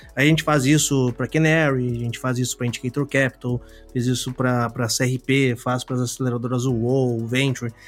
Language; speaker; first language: Portuguese; native; Portuguese